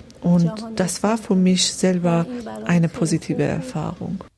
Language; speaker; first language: German; non-native, fluent; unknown